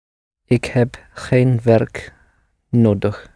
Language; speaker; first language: Dutch; non-native, learner; English